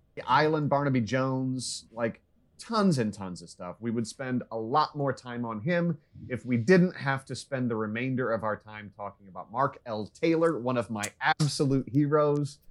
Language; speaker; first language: English; native; English